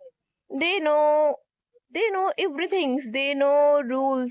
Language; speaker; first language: English; non-native, learner; Hindi